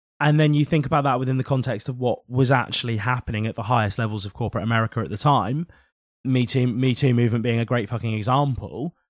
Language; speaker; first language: English; native; English